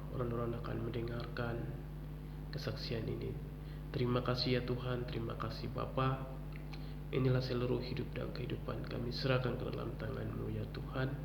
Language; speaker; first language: Indonesian; non-native, local second language; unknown